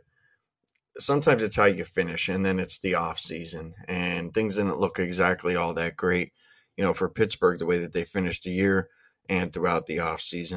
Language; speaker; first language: English; native; English